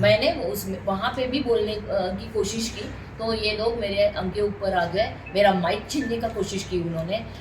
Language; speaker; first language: Hindi; non-native, local second language; Marathi